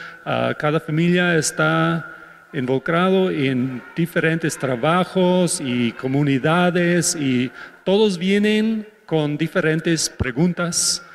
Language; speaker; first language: Spanish; non-native, fluent; English